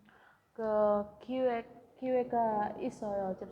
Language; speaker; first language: Korean; non-native, learner; Indonesian